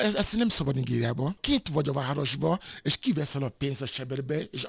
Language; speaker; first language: Hungarian; non-native, fluent; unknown